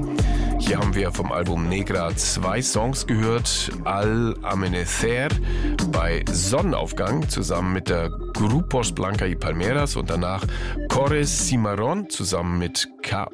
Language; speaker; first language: German; native; German